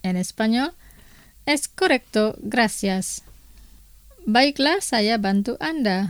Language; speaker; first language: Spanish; non-native, fluent; Indonesian